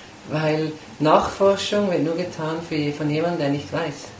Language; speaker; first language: German; native; German